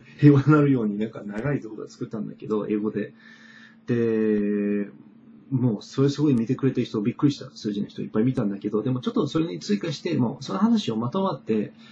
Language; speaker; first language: Japanese; non-native, fluent; English